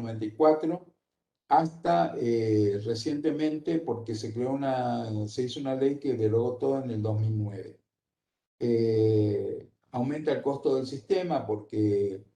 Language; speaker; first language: Spanish; native; Spanish